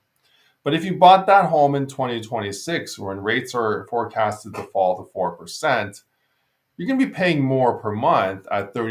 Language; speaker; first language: English; native; English